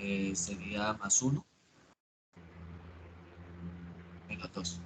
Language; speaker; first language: Spanish; native; Spanish